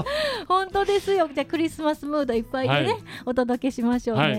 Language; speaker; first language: Japanese; native; Japanese